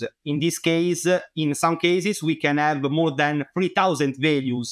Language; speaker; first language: English; non-native, fluent; Italian